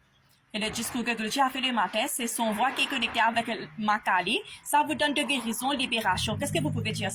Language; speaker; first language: French; non-native, local second language; Morisyen